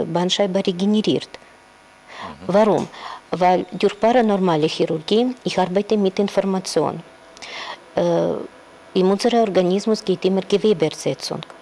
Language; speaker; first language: German; non-native, learner; Russian